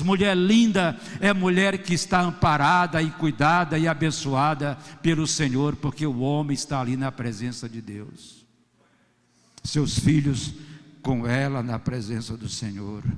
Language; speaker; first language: Portuguese; native; Portuguese